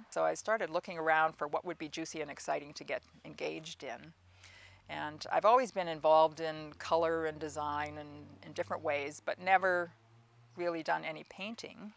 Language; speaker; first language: English; native; English